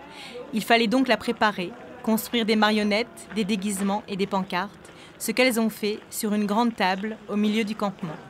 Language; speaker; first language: French; native; French